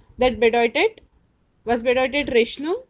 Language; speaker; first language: German; non-native, fluent; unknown